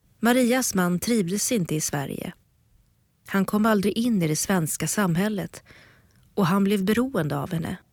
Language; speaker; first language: Swedish; native; Swedish